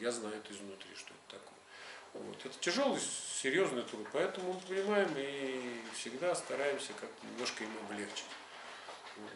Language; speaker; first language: Russian; native; Russian